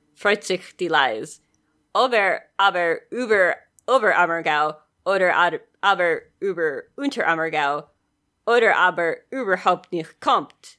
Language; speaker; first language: German; non-native, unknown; English